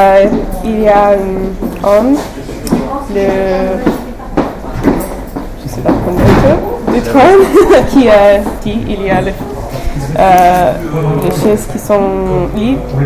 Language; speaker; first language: French; non-native, learner; English